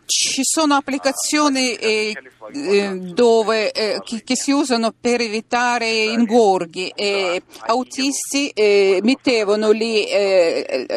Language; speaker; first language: Italian; non-native, fluent; Russian